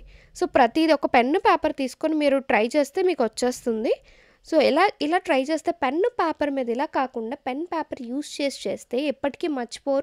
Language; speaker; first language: Telugu; native; Telugu